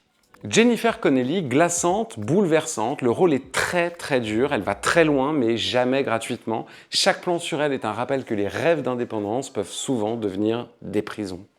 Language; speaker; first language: French; native; French